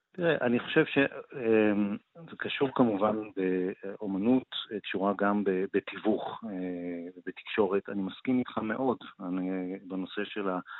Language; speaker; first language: Hebrew; native; Hebrew